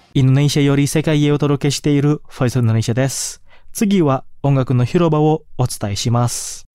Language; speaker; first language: Japanese; non-native, fluent; Indonesian